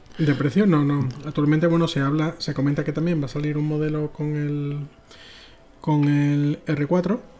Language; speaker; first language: Spanish; native; Spanish